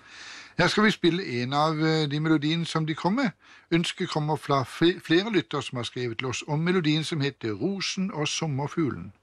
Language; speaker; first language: Norwegian; native; Norwegian